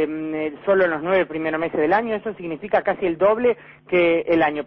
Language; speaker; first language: Spanish; native; Spanish